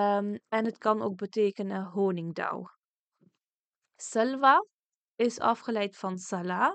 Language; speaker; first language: Dutch; early bilingual, other home language; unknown